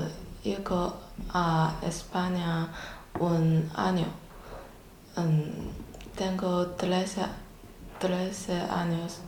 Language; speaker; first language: Spanish; non-native, learner; Chinese